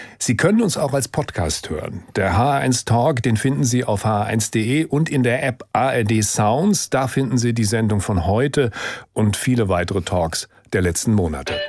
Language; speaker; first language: German; native; German